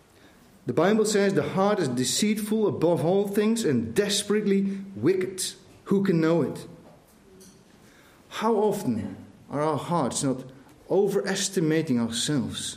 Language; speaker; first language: English; non-native, fluent; Dutch